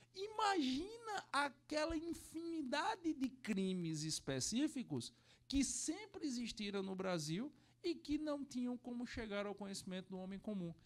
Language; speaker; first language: Portuguese; native; Portuguese